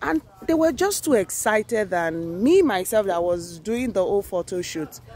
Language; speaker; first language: English; non-native, local second language; Yoruba